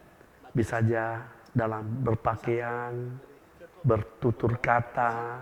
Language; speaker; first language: Indonesian; native; Indonesian